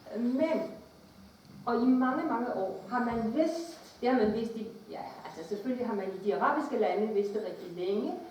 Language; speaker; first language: Danish; native; Danish